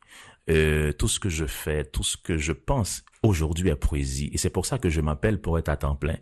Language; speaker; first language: French; non-native, local second language; Haitian Creole